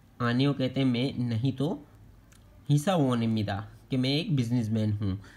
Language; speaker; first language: Urdu; native; Urdu